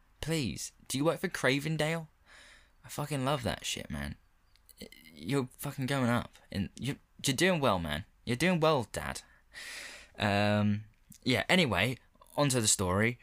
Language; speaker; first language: English; native; English